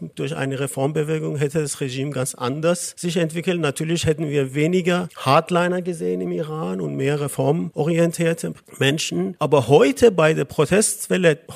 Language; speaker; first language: German; non-native, fluent; Persian